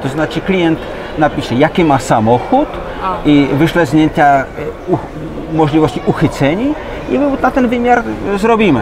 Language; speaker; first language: Polish; non-native, learner; Czech